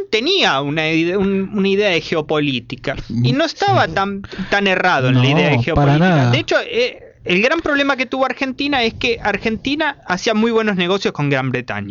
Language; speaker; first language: Spanish; native; Spanish